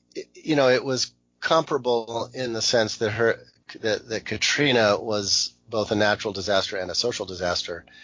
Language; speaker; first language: English; native; English